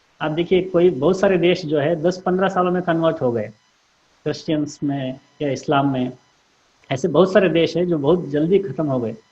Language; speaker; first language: Hindi; non-native, local second language; Kannada